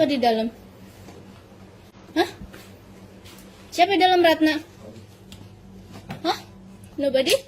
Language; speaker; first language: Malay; non-native, local second language; Sundanese